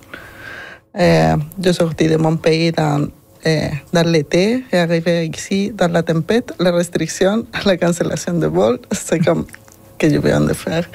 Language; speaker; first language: French; non-native, learner; Spanish